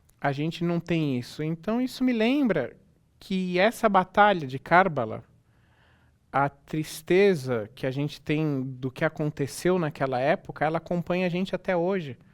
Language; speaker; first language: Portuguese; native; Portuguese